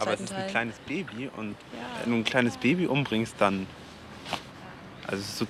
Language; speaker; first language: German; native; German